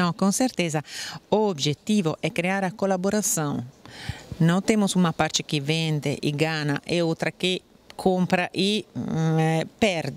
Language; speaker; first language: Portuguese; non-native, fluent; Italian